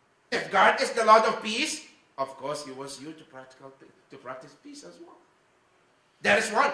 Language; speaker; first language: English; non-native, fluent; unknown